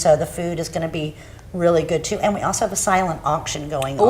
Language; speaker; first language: English; native; English